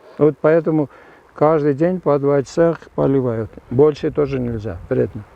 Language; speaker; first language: Russian; non-native, local second language; Armenian